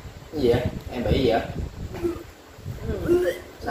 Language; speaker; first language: Vietnamese; native; Vietnamese